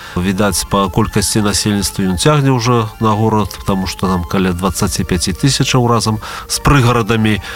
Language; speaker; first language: Belarusian; native; Belarusian